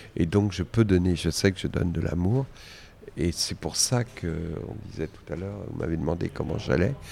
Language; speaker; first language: French; native; French